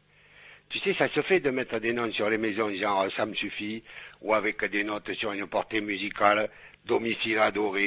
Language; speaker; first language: French; native; French